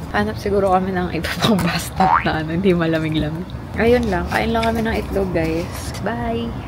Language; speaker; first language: Filipino; native; Filipino